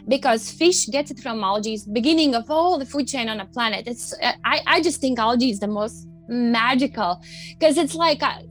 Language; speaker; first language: English; non-native, fluent; Latvian